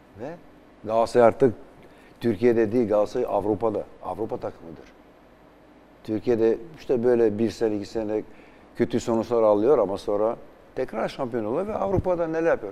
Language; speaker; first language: Turkish; non-native, fluent; Albanian